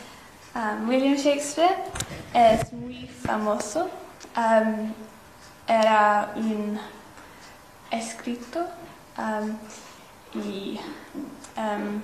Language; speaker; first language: Spanish; non-native, learner; English